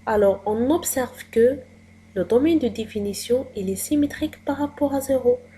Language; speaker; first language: French; non-native, local second language; Arabic